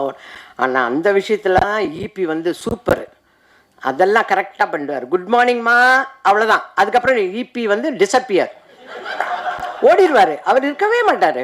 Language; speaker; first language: Tamil; native; Tamil